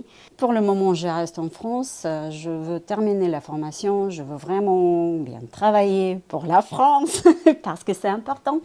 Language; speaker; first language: French; non-native, fluent; Ukrainian